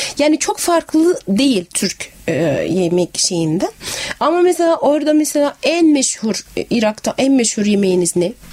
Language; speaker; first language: Turkish; non-native, fluent; Arabic